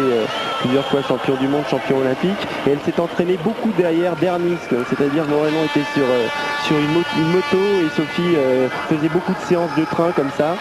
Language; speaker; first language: French; native; French